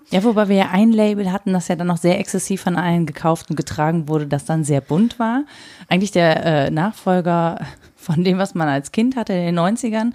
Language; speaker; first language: German; native; German